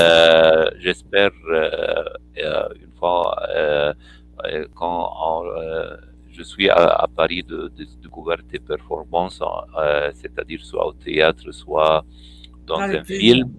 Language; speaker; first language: French; non-native, fluent; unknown